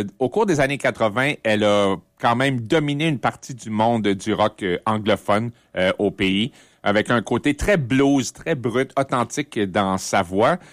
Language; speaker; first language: French; native; French